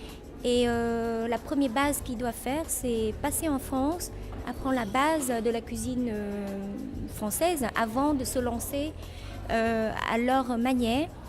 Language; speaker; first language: French; non-native, fluent; Vietnamese